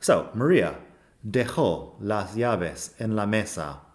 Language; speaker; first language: Spanish; non-native, fluent; English